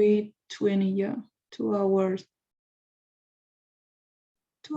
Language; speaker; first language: English; non-native, learner; Spanish